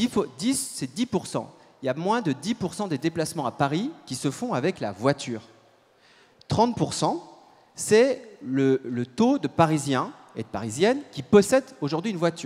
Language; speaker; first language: French; native; French